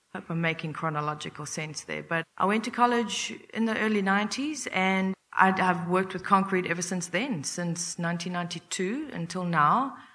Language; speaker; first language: English; native; English